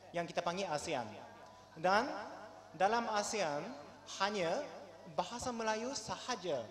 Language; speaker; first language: Malay; non-native, fluent; Japanese